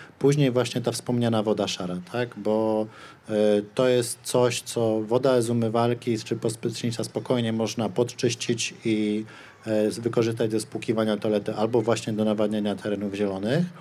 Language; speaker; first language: Polish; native; Polish